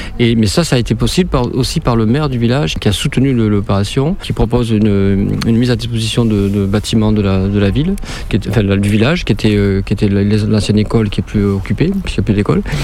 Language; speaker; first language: French; native; French